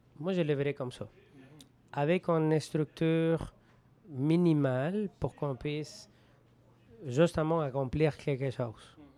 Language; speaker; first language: French; non-native, fluent; Spanish